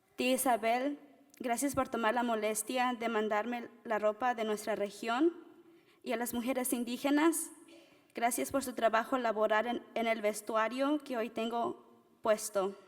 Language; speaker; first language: Spanish; early bilingual, other home language; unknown